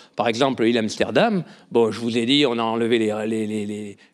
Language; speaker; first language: French; native; French